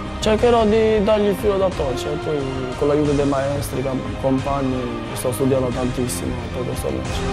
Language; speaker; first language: Italian; non-native, fluent; Albanian